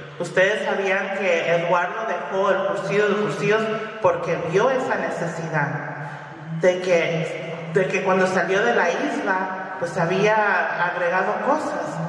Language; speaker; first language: Spanish; early bilingual, heritage; Spanish